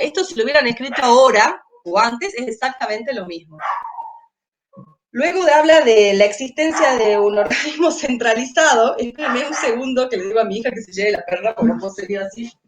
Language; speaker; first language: Spanish; native; Spanish